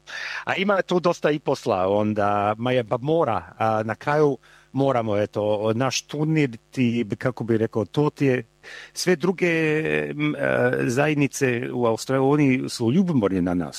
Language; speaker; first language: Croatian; early bilingual, heritage; Croatian